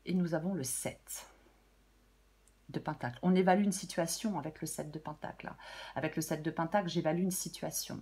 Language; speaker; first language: French; native; French